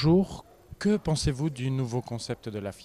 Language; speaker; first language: French; native; French